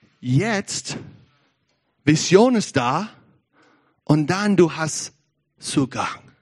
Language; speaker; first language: German; non-native, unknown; English